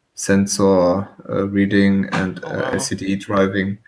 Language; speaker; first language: English; non-native, fluent; German